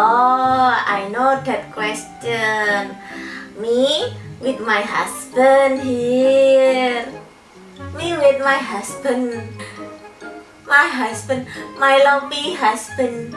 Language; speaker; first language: English; non-native, learner; Javanese